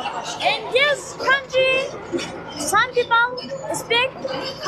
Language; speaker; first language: English; non-native, learner; Persian